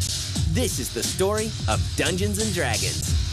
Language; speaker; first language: English; native; English